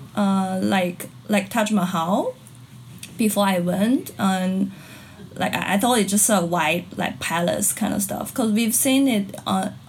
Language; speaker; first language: English; non-native, fluent; Chinese